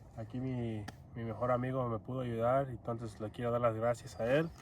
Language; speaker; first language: Spanish; early bilingual, other home language; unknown